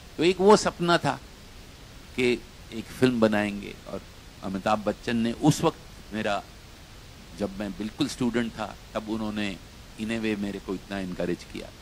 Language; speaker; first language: Hindi; non-native, local second language; Kashmiri